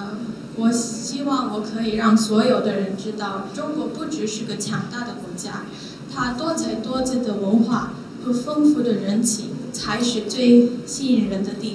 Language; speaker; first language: Chinese; non-native, learner; Korean